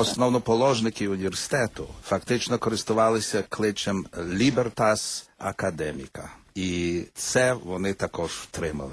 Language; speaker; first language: Ukrainian; early bilingual, heritage; Ukrainian